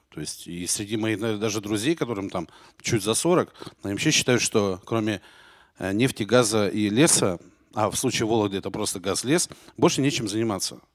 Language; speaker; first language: Russian; native; Russian